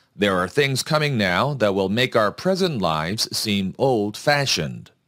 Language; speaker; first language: English; non-native, fluent; Korean